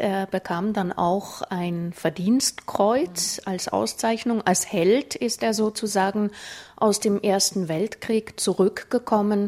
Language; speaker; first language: German; native; German